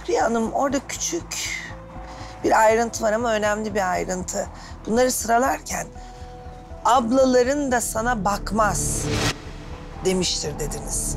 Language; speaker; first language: Turkish; native; Turkish